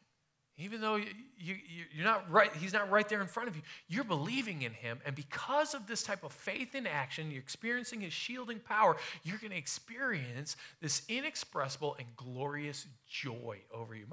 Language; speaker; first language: English; native; English